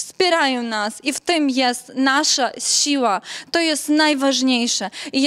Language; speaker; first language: Polish; non-native, learner; Ukrainian